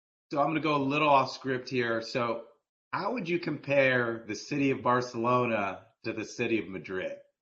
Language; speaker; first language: English; native; English